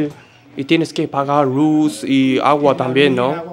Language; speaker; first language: Spanish; non-native, learner; Japanese